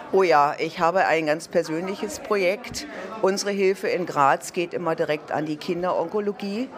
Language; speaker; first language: German; native; German